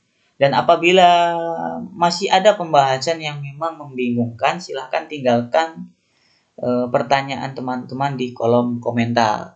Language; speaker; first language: Indonesian; native; Indonesian